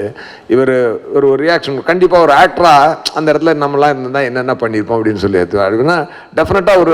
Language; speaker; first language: Tamil; native; Tamil